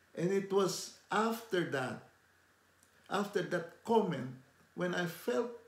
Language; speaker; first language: English; non-native, local second language; Filipino